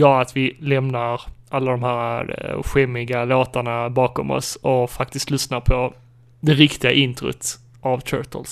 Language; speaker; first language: Swedish; native; Swedish